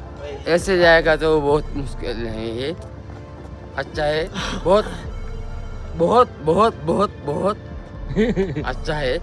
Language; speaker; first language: Hindi; non-native, learner; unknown